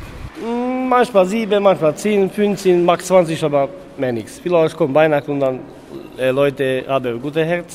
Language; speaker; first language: German; non-native, learner; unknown